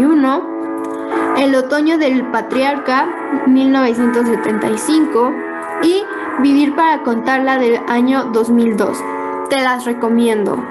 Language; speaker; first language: Spanish; native; Spanish